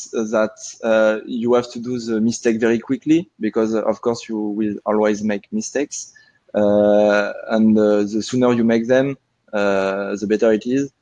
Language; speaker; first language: English; non-native, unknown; French